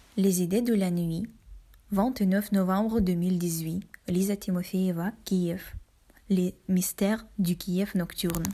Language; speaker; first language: French; non-native, learner; Ukrainian